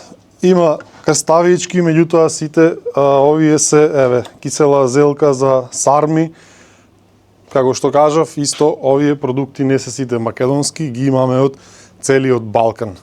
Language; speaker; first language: Macedonian; native; Macedonian